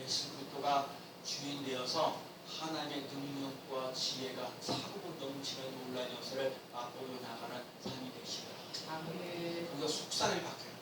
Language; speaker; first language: Korean; native; Korean